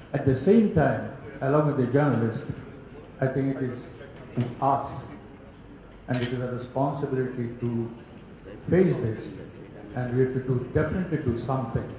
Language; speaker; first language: English; non-native, local second language; Bangla